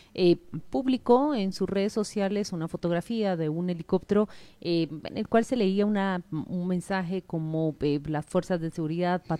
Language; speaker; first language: Spanish; native; Spanish